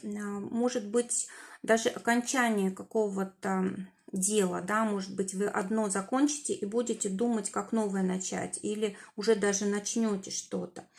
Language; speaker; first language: Russian; native; Russian